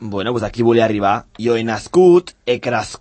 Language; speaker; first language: Catalan; native; Catalan